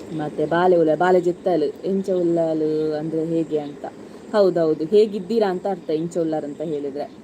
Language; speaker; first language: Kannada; non-native, local second language; Tulu